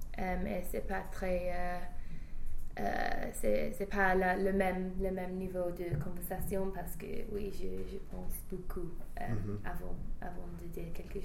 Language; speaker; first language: French; non-native, fluent; English